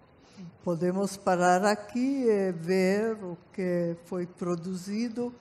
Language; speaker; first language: Portuguese; non-native, fluent; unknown